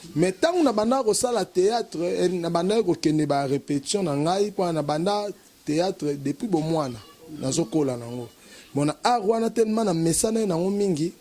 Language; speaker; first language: Lingala; native; Lingala